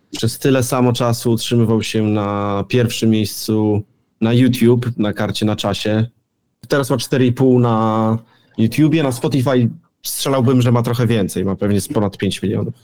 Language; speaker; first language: Polish; native; Polish